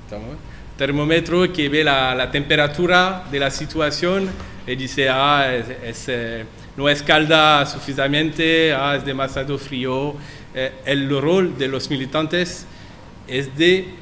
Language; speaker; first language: Spanish; non-native, learner; French